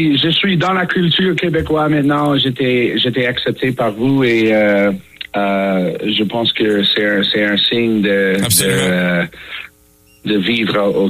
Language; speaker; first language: French; non-native, fluent; English